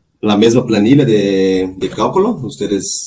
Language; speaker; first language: Spanish; non-native, learner; Portuguese